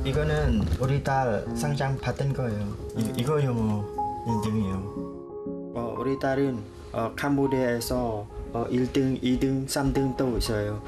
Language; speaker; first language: Korean; non-native, learner; Khmer